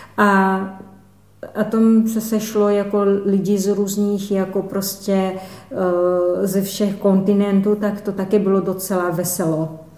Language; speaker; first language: Czech; non-native, fluent; Portuguese